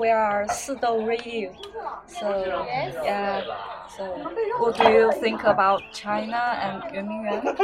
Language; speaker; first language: English; non-native, learner; Chinese